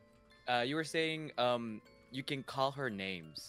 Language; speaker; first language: English; non-native, fluent; Japanese